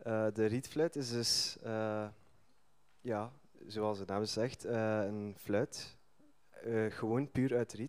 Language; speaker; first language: Dutch; early bilingual, other home language; Turkish